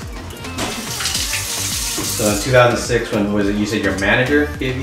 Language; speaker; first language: English; early bilingual, other home language; Vietnamese